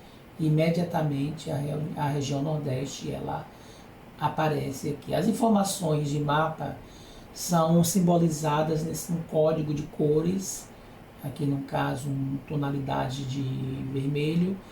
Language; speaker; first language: Portuguese; native; Portuguese